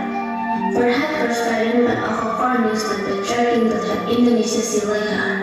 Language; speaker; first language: Dutch; non-native, learner; Indonesian